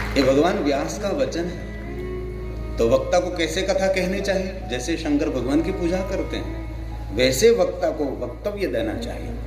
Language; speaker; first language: Hindi; non-native, local second language; Gujarati